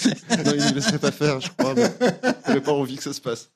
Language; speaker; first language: French; native; French